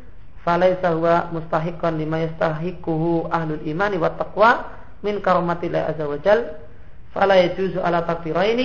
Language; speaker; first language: Arabic; non-native, fluent; Indonesian